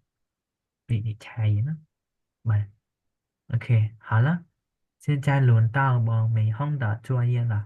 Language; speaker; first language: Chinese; non-native, fluent; Khmer